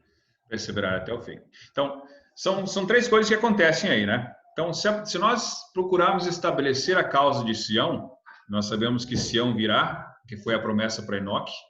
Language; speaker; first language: Portuguese; native; Portuguese